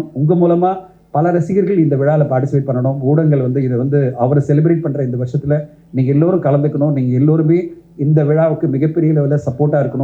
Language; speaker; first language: Tamil; native; Tamil